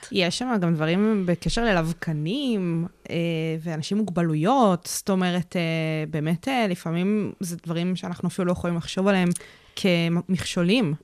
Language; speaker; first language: Hebrew; native; Hebrew